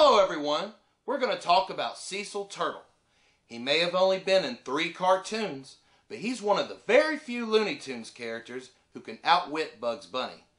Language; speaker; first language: English; native; English